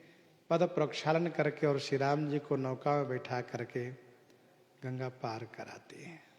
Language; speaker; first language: Hindi; native; Hindi